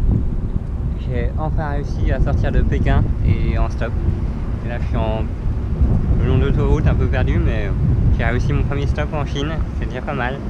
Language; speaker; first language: French; native; French